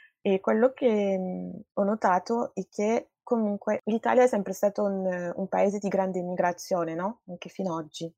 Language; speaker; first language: Italian; non-native, fluent; French